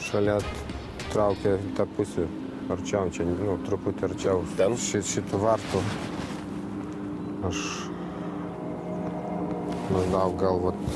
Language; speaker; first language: Lithuanian; non-native, learner; Russian